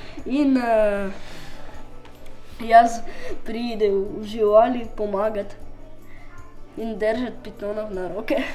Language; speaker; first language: Slovenian; non-native, learner; Russian